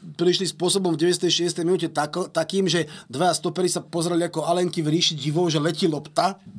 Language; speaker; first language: Slovak; native; Slovak